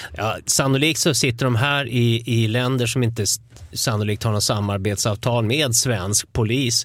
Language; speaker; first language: Swedish; native; Swedish